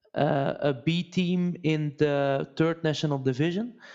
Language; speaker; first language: English; non-native, fluent; Dutch